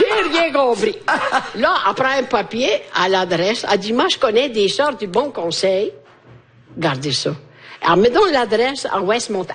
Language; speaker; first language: French; non-native, fluent; Italian